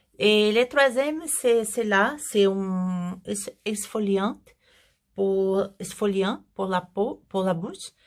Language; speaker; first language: French; non-native, learner; Portuguese